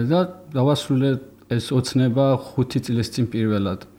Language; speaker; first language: Georgian; early bilingual, heritage; Georgian